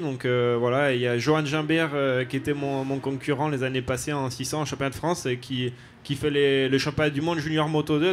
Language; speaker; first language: French; native; French